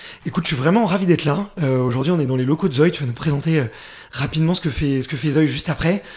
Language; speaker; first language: French; native; French